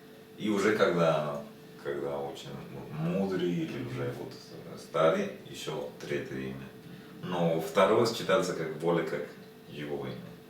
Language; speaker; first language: Russian; non-native, learner; Spanish